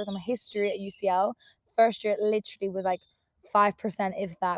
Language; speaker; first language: English; native; English